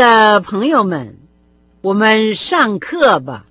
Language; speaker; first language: Chinese; non-native, fluent; Russian